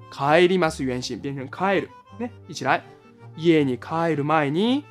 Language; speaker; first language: Japanese; non-native, fluent; Chinese